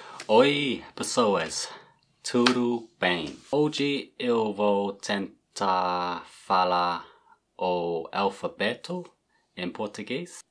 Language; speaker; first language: Portuguese; non-native, learner; English